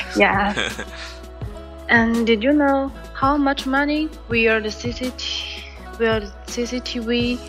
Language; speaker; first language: English; non-native, learner; Chinese